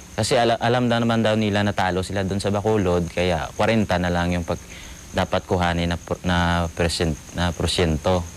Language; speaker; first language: Filipino; non-native, local second language; Hiligaynon